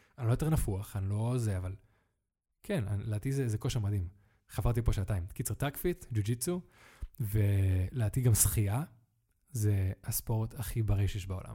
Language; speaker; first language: Hebrew; early bilingual, other home language; Spanish